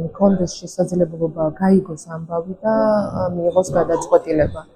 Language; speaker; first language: Georgian; non-native, local second language; Azerbaijani